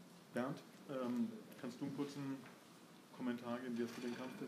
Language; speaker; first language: German; native; German